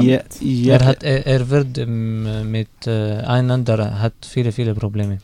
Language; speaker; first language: German; non-native, learner; Arabic